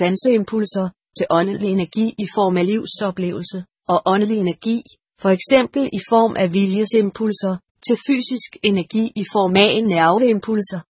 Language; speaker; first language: Danish; native; Danish